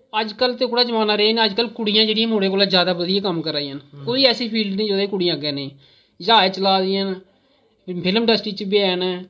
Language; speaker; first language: Punjabi; non-native, local second language; Dogri